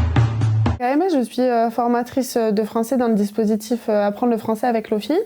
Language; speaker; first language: French; native; French